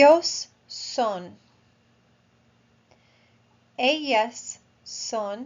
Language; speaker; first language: Spanish; non-native, fluent; English